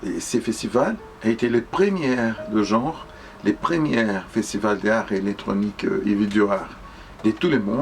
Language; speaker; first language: French; non-native, fluent; Portuguese